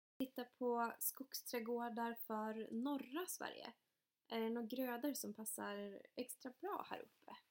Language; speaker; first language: Swedish; native; Swedish